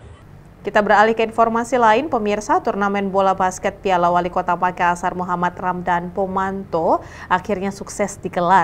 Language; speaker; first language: Indonesian; native; Indonesian